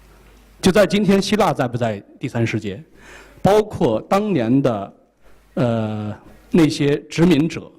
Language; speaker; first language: Chinese; native; Chinese